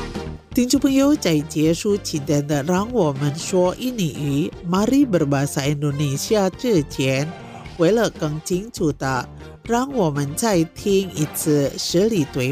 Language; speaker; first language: Chinese; non-native, fluent; Indonesian